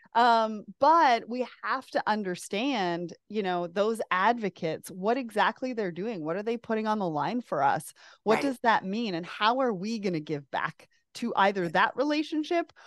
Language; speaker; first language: English; native; English